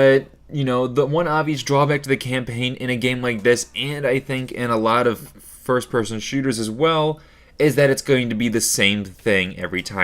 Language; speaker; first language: English; native; English